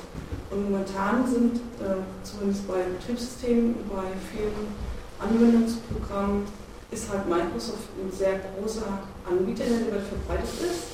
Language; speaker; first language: German; native; German